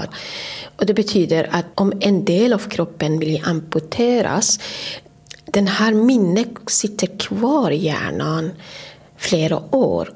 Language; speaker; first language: Swedish; non-native, fluent; Kurdish